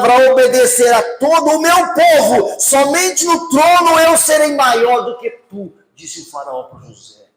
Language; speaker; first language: Portuguese; native; Portuguese